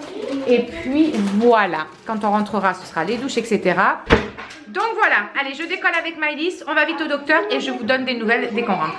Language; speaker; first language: French; native; French